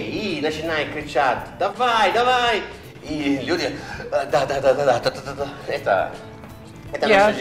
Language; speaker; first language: Russian; non-native, learner; Italian